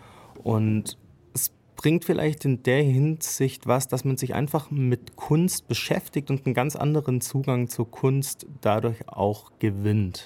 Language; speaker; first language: German; native; German